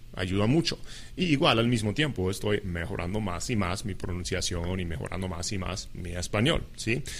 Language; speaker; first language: Spanish; non-native, fluent; English